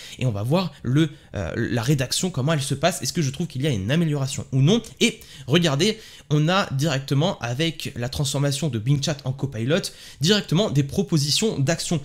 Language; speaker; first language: French; native; French